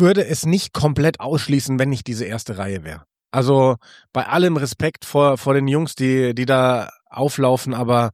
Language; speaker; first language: German; native; German